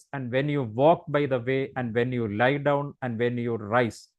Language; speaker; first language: English; non-native, local second language; Malayalam